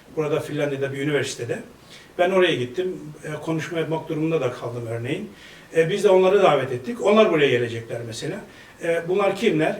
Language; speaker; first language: Turkish; native; Turkish